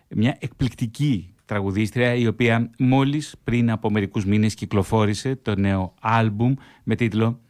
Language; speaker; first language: Greek; native; Greek